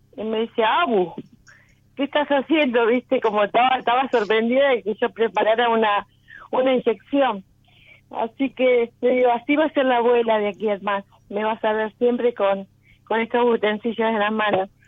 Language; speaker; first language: Spanish; native; Spanish